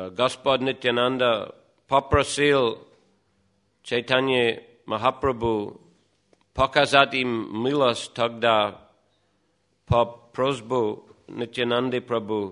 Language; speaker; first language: Russian; non-native, fluent; English